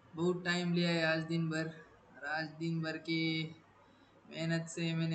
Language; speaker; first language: Hindi; non-native, local second language; Marathi